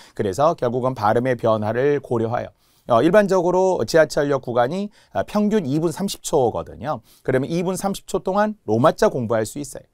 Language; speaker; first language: Korean; native; Korean